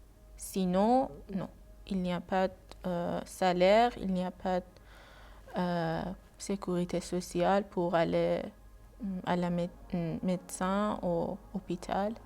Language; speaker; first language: French; non-native, learner; Persian